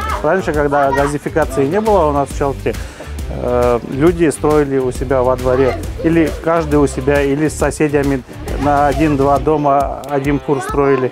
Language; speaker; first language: Russian; native; Russian